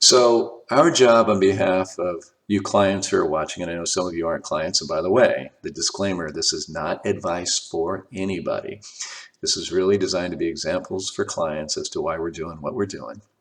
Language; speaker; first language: English; native; English